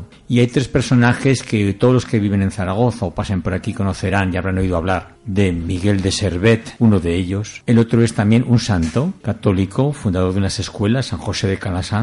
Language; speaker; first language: Spanish; native; Spanish